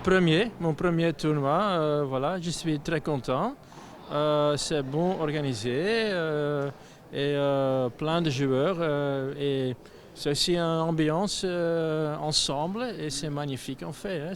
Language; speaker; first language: French; non-native, learner; Dutch